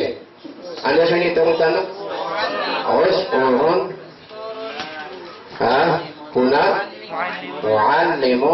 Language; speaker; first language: Arabic; non-native, fluent; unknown